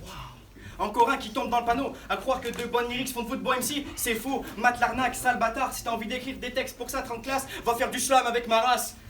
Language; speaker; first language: French; native; French